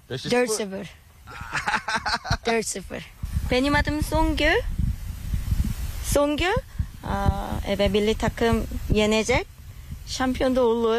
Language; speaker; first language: Turkish; non-native, learner; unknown